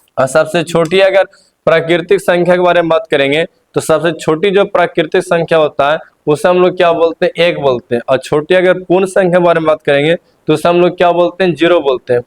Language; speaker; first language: Hindi; native; Hindi